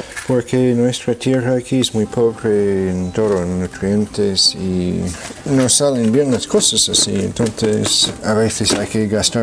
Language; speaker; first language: Spanish; non-native, fluent; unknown